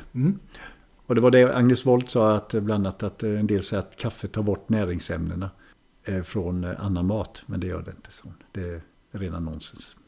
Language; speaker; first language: Swedish; native; Swedish